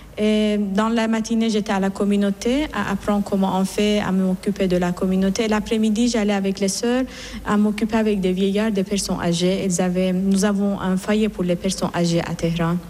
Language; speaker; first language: French; non-native, fluent; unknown